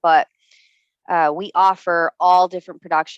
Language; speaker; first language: English; native; English